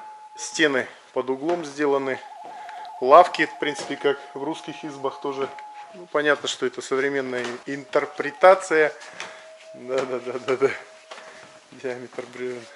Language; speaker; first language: Russian; native; Russian